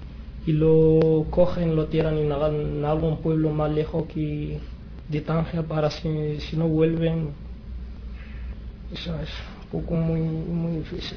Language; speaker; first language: Spanish; non-native, learner; Arabic